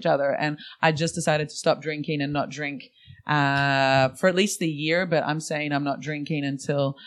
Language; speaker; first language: English; native; English